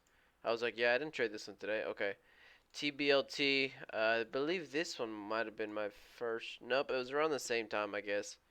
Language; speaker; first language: English; native; English